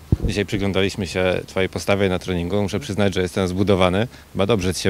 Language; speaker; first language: Polish; native; Polish